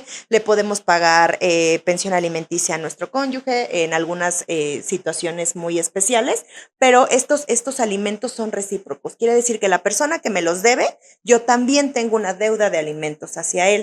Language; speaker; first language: Spanish; native; Spanish